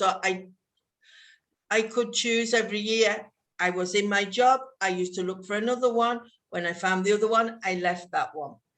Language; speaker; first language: English; non-native, fluent; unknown